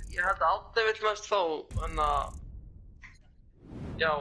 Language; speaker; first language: Icelandic; early bilingual, heritage; Icelandic